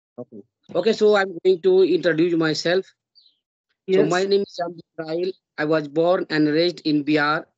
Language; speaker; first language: English; non-native, learner; Hindi